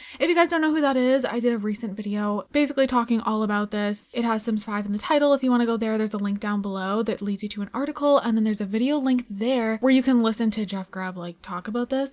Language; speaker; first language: English; native; English